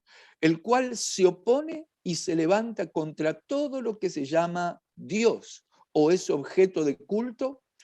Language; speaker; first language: Spanish; native; Spanish